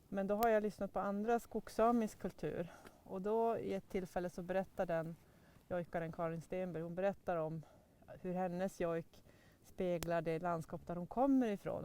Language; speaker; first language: Swedish; native; Swedish